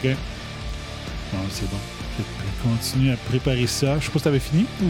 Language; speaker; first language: French; native; French